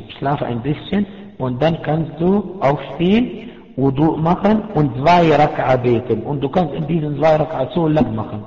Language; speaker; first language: German; non-native, fluent; Arabic